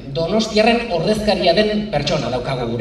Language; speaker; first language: Basque; native; Basque